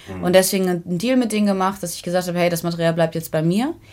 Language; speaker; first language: German; native; German